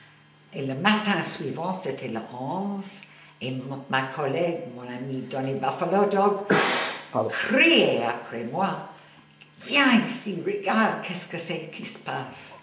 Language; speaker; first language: French; non-native, fluent; English